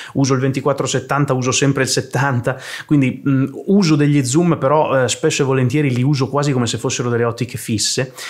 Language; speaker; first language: Italian; native; Italian